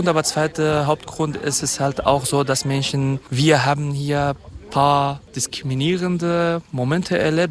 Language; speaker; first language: German; non-native, fluent; Kurdish